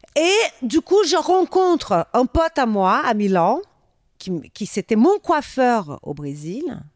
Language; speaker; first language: French; non-native, fluent; Portuguese